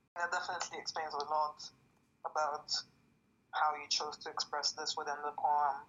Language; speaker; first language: English; non-native, fluent; French